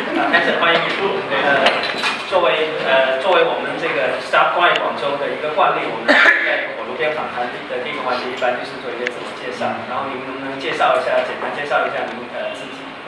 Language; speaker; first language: Chinese; native; Chinese